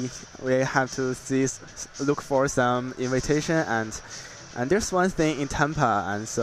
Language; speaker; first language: English; non-native, learner; Chinese